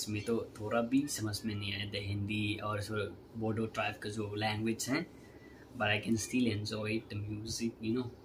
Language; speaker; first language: Hindi; non-native, local second language; Kok Borok